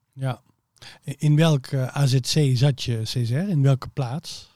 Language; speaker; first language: Dutch; native; Dutch